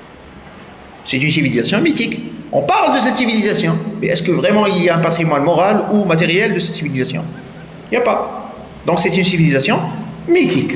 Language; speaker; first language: French; non-native, local second language; Arabic